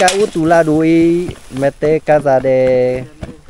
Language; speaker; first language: Portuguese; non-native, learner; Vietnamese